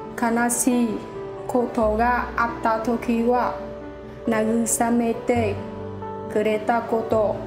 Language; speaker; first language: Japanese; non-native, learner; Vietnamese